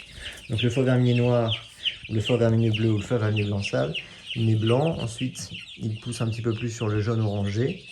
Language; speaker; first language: French; native; French